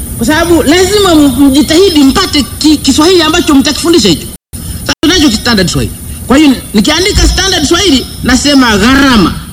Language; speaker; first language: Swahili; native; Swahili